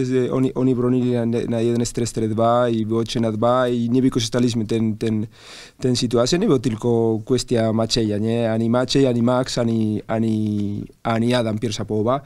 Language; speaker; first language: Polish; non-native, learner; Spanish